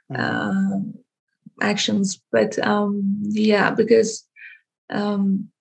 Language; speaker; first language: English; non-native, fluent; Persian